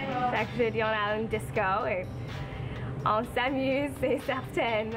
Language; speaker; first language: French; non-native, learner; English